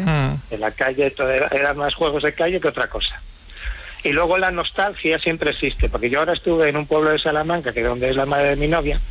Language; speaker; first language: Spanish; early bilingual, other home language; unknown